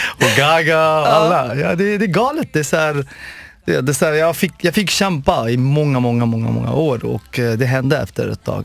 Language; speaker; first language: Swedish; non-native, fluent; Arabic